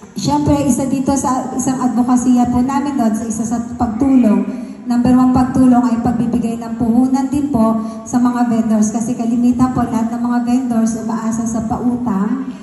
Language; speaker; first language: Filipino; non-native, local second language; Masbatenyo